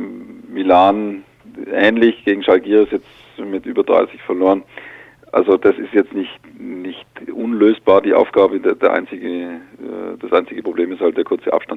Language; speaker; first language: German; native; German